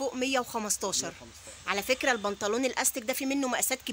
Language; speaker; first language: Arabic; native; Arabic